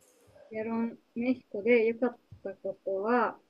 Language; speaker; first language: Spanish; non-native, learner; Japanese